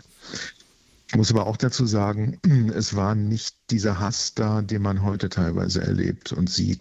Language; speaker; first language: German; native; German